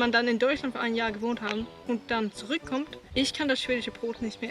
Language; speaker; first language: German; non-native, fluent; Swedish